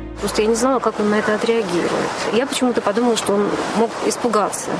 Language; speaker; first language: Russian; native; Russian